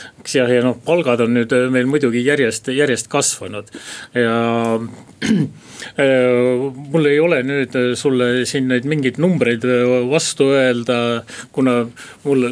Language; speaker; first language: Estonian; native; Estonian